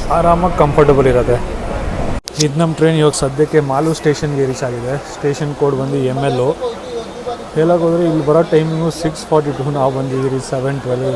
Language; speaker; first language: Kannada; non-native, local second language; Hindi